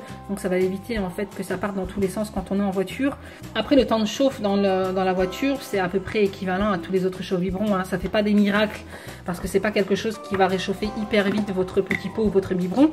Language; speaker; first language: French; native; French